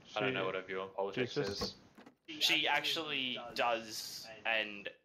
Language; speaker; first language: English; native; English